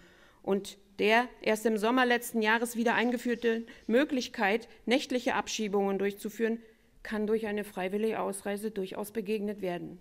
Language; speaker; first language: German; native; German